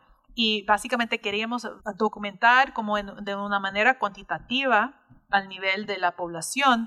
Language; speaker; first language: Spanish; early bilingual, heritage; English